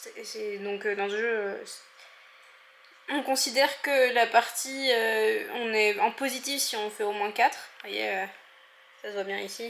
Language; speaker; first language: French; native; French